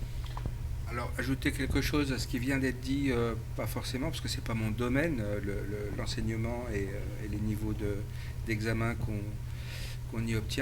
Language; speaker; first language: French; native; French